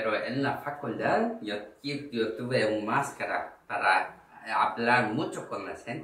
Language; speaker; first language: Spanish; non-native, learner; Korean